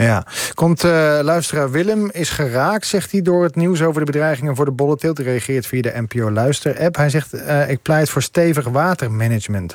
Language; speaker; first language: Dutch; native; Dutch